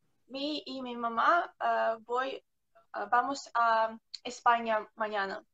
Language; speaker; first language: Spanish; non-native, learner; Ukrainian